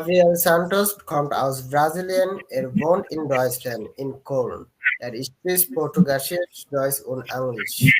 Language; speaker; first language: German; non-native, learner; Bangla